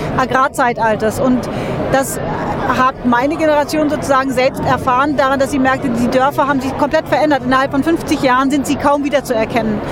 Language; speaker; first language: German; native; German